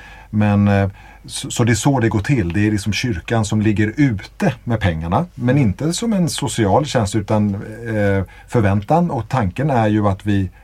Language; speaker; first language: Swedish; native; Swedish